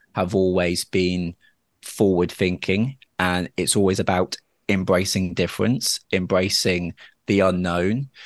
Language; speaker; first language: English; native; English